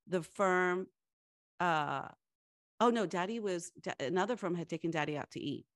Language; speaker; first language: English; early bilingual, other home language; Spanish